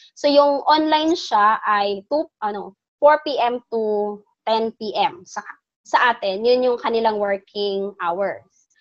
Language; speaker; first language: Filipino; non-native, local second language; Cebuano